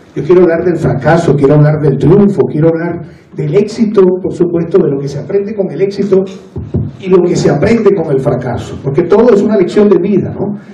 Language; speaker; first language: Spanish; native; Spanish